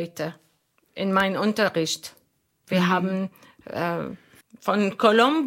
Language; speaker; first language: German; non-native, learner; Arabic